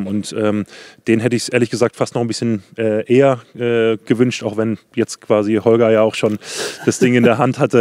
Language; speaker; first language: German; native; German